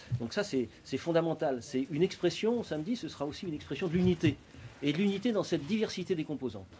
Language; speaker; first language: French; native; French